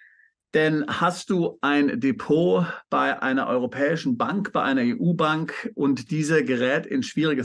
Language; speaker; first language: German; native; German